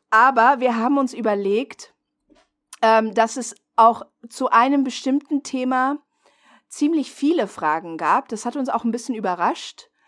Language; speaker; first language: German; non-native, fluent; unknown